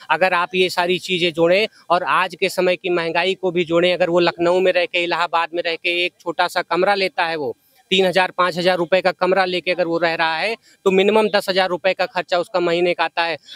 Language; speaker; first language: Hindi; native; Hindi